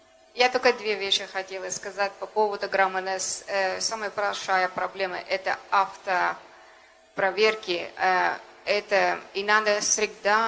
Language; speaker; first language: Russian; non-native, fluent; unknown